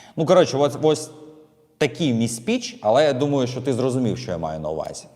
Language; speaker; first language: Ukrainian; non-native, local second language; Russian